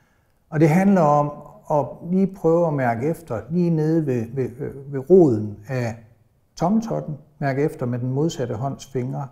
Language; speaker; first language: Danish; native; Danish